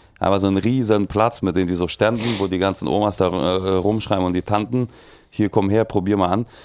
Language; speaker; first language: German; early bilingual, other home language; Russian